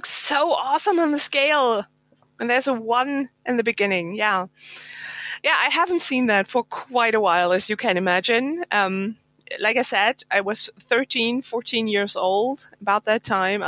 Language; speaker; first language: English; non-native, fluent; German